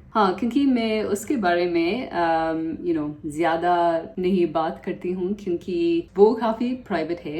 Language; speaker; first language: Hindi; non-native, learner; English